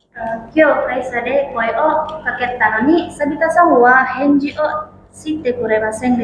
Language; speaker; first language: Japanese; non-native, learner; Indonesian